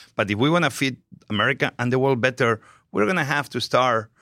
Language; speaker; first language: English; non-native, fluent; Spanish